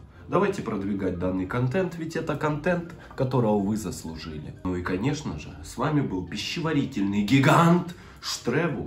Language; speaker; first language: Russian; native; Russian